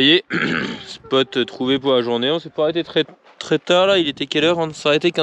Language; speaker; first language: French; native; French